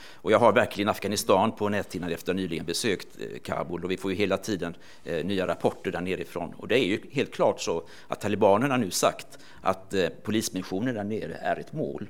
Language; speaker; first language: Swedish; native; Swedish